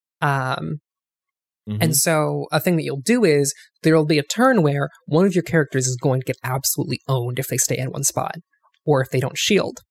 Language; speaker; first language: English; native; English